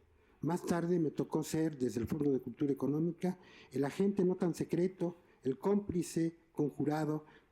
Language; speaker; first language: Spanish; native; Spanish